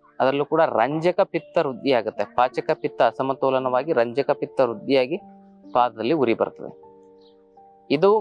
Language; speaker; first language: Kannada; native; Kannada